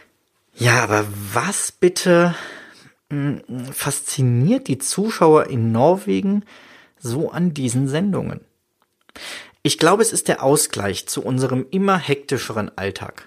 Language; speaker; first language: German; native; German